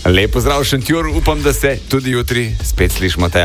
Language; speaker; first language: Slovenian; native; Slovenian